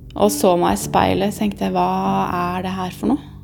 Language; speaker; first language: Norwegian; native; Norwegian